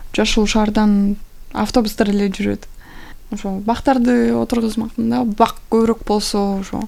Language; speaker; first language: Kyrgyz; non-native, local second language; Russian